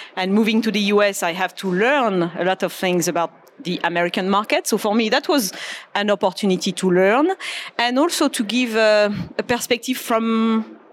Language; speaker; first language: English; non-native, fluent; French